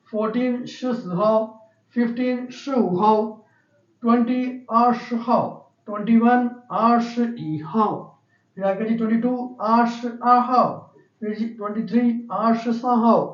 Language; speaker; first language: Chinese; non-native, learner; Urdu